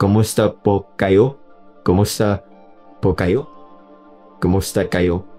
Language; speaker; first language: Filipino; non-native, learner; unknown